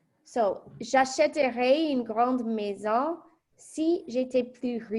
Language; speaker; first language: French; non-native, fluent; English